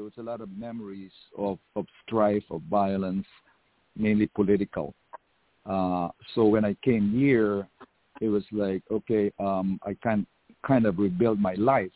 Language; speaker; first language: English; non-native, local second language; Filipino